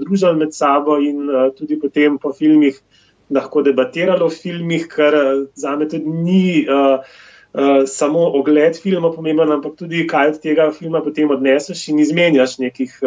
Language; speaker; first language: Slovenian; native; Slovenian